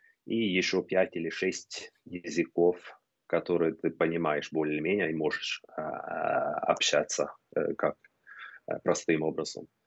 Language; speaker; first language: Russian; non-native, fluent; Norwegian